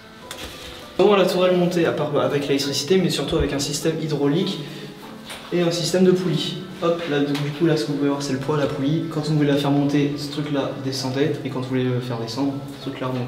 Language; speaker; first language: French; native; French